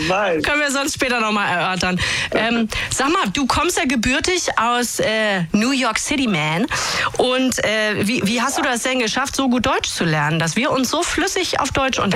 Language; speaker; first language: German; native; German